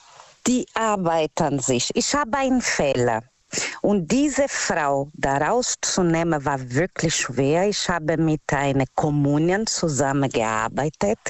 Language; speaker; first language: German; non-native, learner; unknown